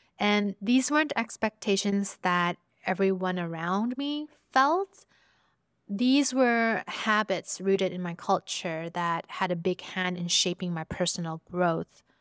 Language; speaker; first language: English; early bilingual, other home language; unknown